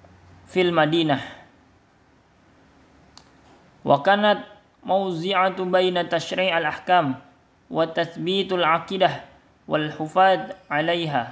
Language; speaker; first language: Arabic; non-native, learner; Indonesian